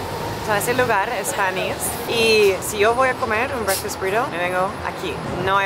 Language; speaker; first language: Spanish; early bilingual, other home language; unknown